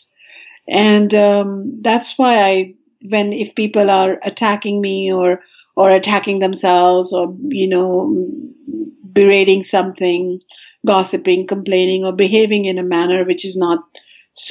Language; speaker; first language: English; non-native, local second language; Hindi